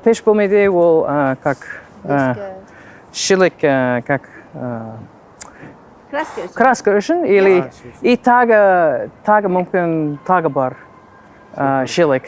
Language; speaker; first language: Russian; non-native, learner; English